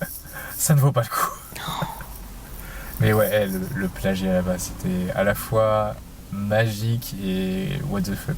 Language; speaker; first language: French; native; French